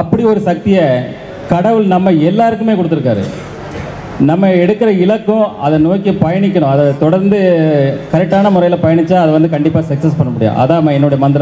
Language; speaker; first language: Tamil; native; Tamil